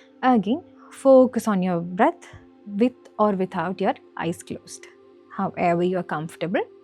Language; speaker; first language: English; non-native, local second language; Malayalam